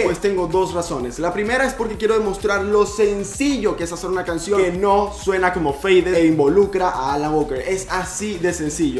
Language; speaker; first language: Spanish; native; Spanish